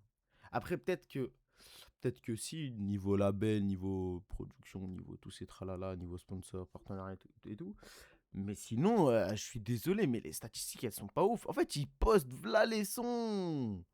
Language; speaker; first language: French; native; French